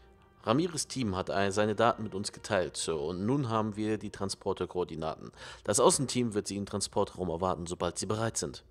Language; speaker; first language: German; native; German